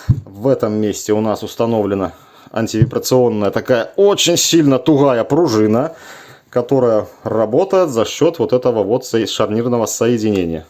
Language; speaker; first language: Russian; native; Russian